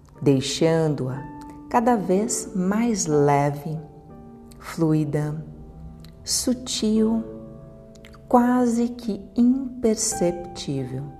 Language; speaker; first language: Portuguese; native; Portuguese